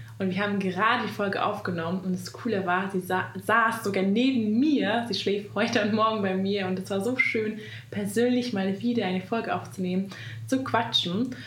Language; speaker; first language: German; non-native, fluent; Hungarian